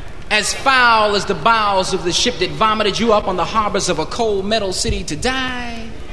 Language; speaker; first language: English; early bilingual, other home language; Spanish